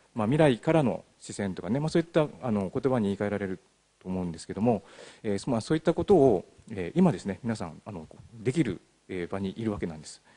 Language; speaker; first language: Japanese; native; Japanese